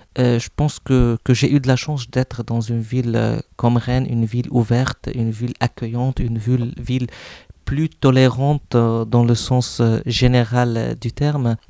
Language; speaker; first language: French; non-native, local second language; Arabic